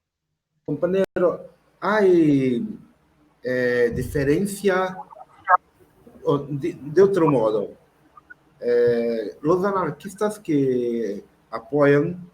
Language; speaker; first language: Spanish; non-native, local second language; Portuguese